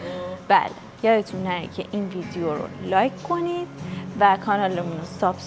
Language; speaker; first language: Persian; native; Persian